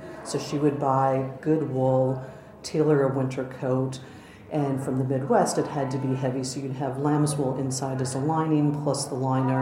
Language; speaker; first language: English; native; English